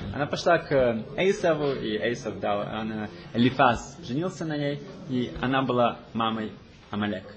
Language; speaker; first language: Russian; early bilingual, heritage; Russian